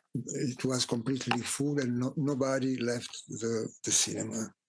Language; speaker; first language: English; non-native, fluent; Italian